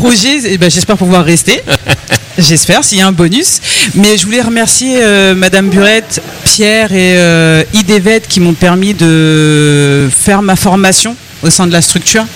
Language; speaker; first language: French; native; French